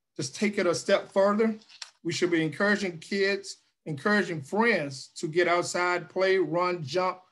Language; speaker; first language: English; native; English